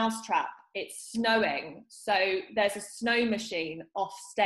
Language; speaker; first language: English; native; English